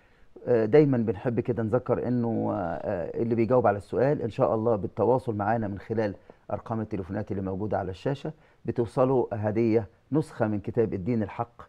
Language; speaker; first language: Arabic; native; Arabic